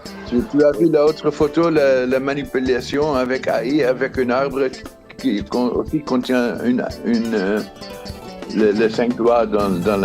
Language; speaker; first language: French; non-native, fluent; Dutch